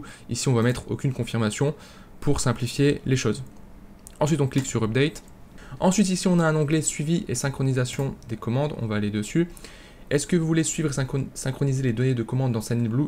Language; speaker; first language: French; native; French